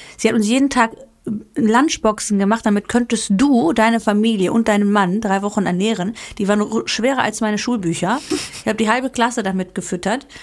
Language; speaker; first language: German; early bilingual, other home language; Greek